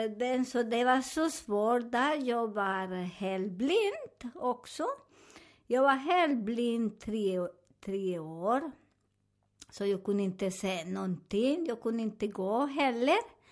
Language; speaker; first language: Swedish; non-native, learner; Spanish